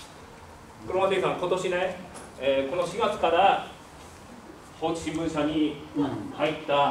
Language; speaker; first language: Japanese; native; Japanese